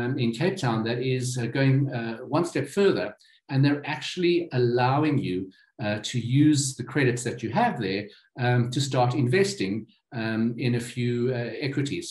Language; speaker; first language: English; native; English